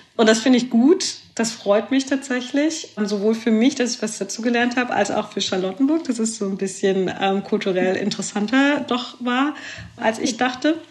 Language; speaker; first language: German; early bilingual, other home language; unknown